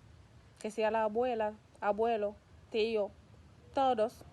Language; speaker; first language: Spanish; non-native, local second language; Haitian Creole